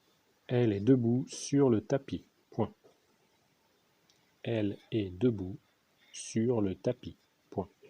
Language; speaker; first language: French; native; French